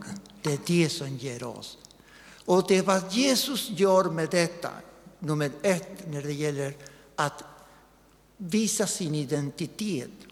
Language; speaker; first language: Swedish; non-native, fluent; Spanish